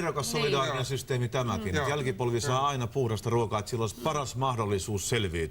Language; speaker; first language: Finnish; native; Finnish